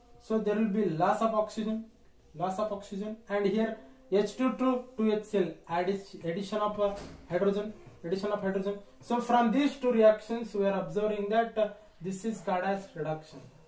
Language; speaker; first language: English; non-native, local second language; Kannada